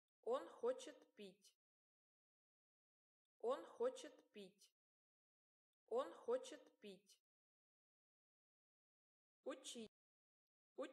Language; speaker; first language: Russian; non-native, learner; English